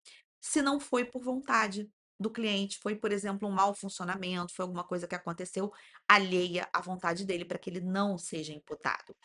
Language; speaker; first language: Portuguese; native; Portuguese